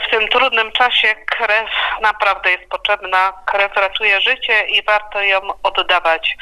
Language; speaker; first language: Polish; native; Polish